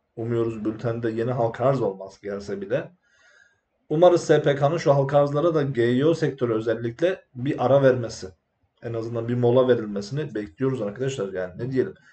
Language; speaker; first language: Turkish; native; Turkish